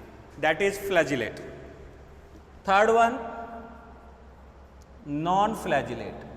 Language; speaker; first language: Hindi; native; Hindi